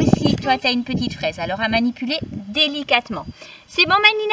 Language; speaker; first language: French; native; French